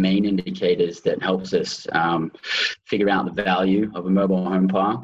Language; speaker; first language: English; native; English